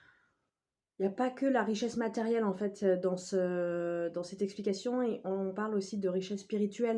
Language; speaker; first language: French; native; French